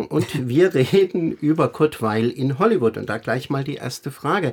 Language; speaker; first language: German; native; German